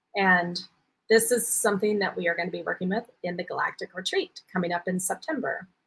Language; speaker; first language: English; native; English